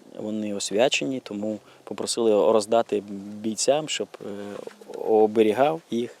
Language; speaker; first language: Ukrainian; native; Ukrainian